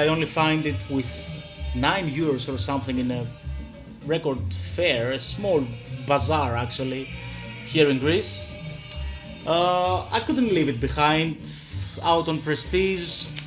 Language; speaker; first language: English; non-native, fluent; Greek